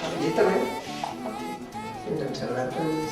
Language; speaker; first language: French; non-native, local second language; Malagasy